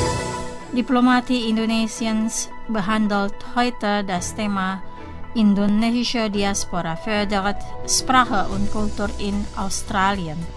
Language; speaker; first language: German; non-native, fluent; Indonesian